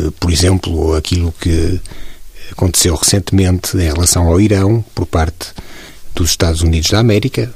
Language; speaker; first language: Portuguese; native; Portuguese